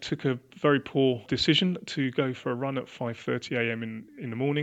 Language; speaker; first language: English; native; English